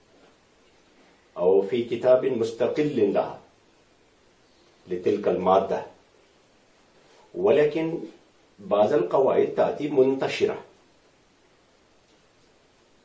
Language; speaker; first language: Arabic; non-native, fluent; Urdu